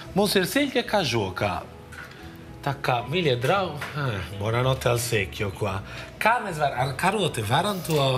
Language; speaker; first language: Latvian; non-native, fluent; Italian